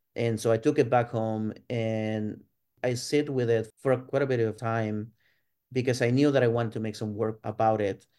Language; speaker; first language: English; non-native, fluent; Spanish